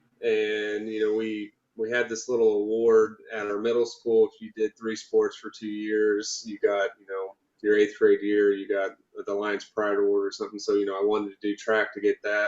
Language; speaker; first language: English; native; English